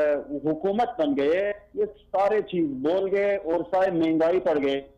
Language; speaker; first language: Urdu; non-native, fluent; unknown